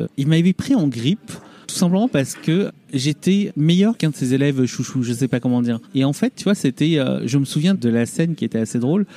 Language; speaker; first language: French; early bilingual, other home language; Vietnamese